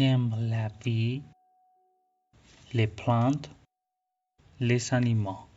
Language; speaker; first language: French; non-native, fluent; Spanish